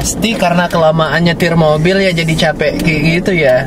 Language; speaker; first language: Indonesian; native; Indonesian